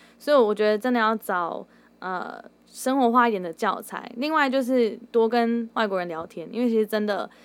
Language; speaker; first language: Chinese; early bilingual, heritage; Chinese